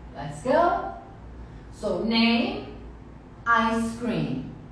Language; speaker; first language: English; non-native, fluent; Portuguese